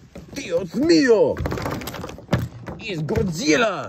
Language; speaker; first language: Spanish; non-native, learner; English